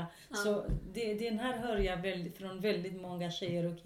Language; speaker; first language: Swedish; non-native, local second language; Kurdish